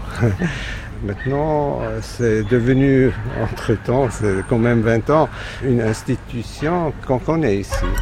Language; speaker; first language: French; non-native, fluent; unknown